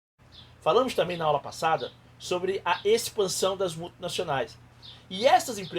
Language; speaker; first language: Portuguese; native; Portuguese